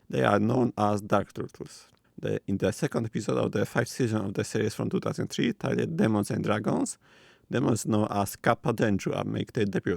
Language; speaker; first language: English; non-native, fluent; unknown